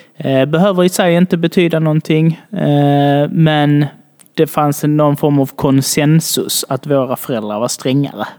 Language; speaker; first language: Swedish; early bilingual, other home language; Bangla